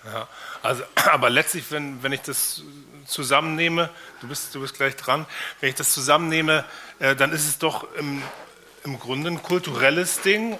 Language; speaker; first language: German; native; German